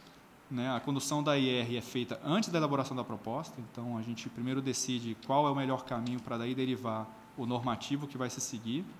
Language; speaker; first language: Portuguese; native; Portuguese